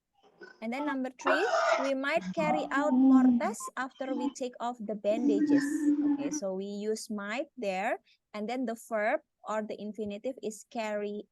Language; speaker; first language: English; non-native, fluent; Indonesian